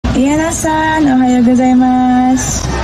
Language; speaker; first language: Japanese; non-native, learner; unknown